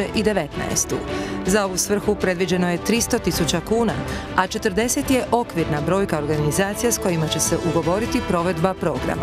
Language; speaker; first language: Serbian; native; Serbian